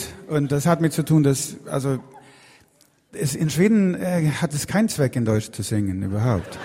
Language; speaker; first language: German; non-native, fluent; Swedish